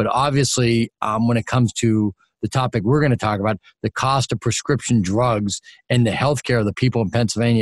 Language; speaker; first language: English; native; English